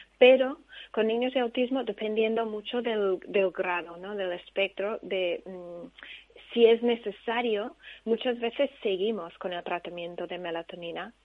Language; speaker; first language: Spanish; non-native, fluent; English